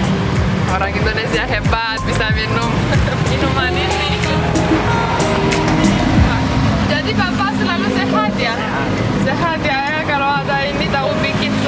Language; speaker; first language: Indonesian; non-native, fluent; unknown